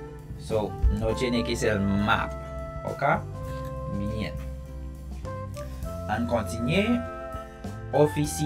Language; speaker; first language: Spanish; non-native, fluent; Haitian Creole